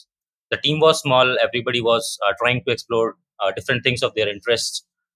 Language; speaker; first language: English; non-native, local second language; Hindi